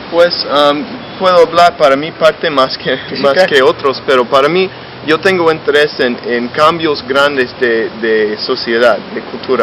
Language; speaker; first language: Spanish; non-native, fluent; English